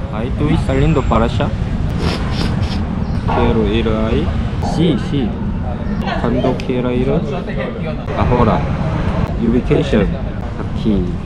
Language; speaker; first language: Spanish; non-native, learner; Korean